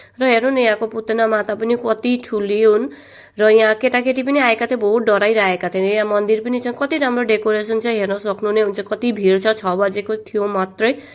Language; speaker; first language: Nepali; native; Nepali